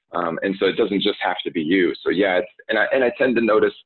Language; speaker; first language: English; native; English